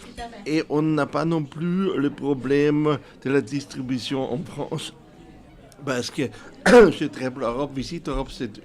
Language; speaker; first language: French; non-native, fluent; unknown